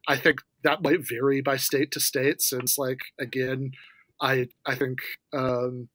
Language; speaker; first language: English; native; English